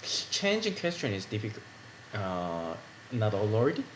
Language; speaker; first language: English; non-native, learner; Korean